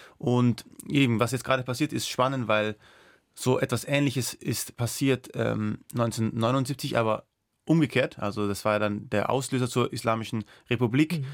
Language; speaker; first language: German; non-native, local second language; Persian